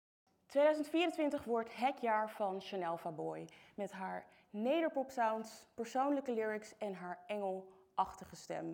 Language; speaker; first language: Dutch; native; Dutch